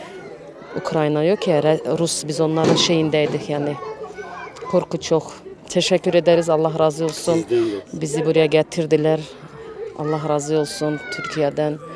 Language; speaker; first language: Turkish; early bilingual, heritage; Turkish